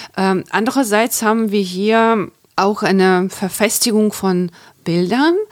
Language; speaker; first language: German; non-native, fluent; Ukrainian